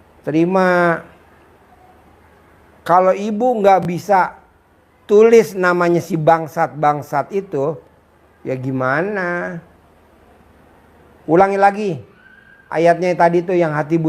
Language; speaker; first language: Indonesian; native; Indonesian